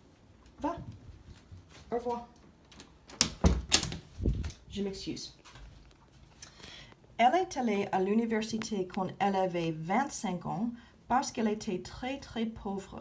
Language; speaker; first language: French; non-native, fluent; English